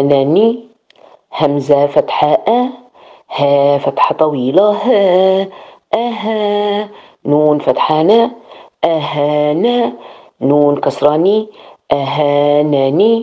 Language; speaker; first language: Arabic; non-native, learner; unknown